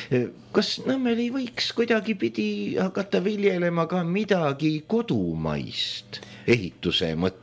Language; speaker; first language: Estonian; native; Estonian